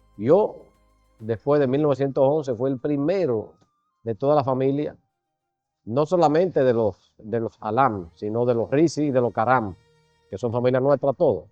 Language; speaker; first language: Spanish; native; Spanish